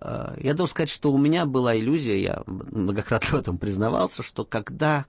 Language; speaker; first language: Russian; native; Russian